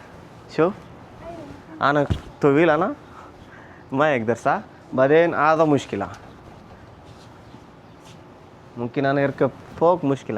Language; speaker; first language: Arabic; non-native, learner; Telugu